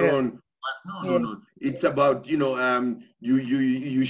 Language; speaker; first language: English; non-native, local second language; Shona